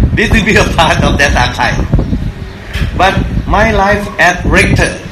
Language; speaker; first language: English; non-native, fluent; Thai